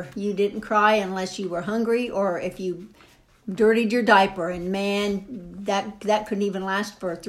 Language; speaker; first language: English; native; English